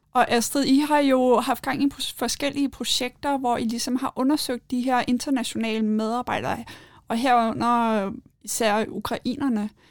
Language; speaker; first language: Danish; native; Danish